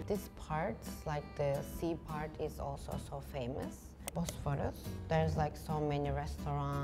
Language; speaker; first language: English; non-native, fluent; Turkish